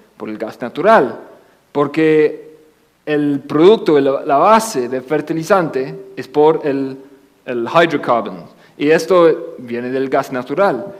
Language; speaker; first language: Spanish; non-native, fluent; English